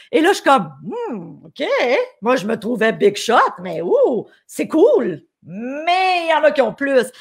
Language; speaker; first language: French; native; French